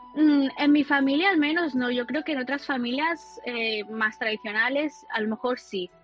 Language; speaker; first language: Spanish; early bilingual, other home language; Wu Chinese